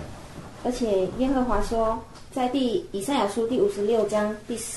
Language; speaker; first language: Chinese; native; Chinese